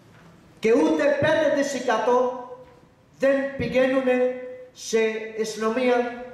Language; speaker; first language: Greek; non-native, learner; Urdu